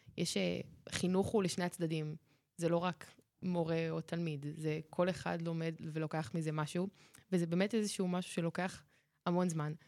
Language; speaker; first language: Hebrew; native; Hebrew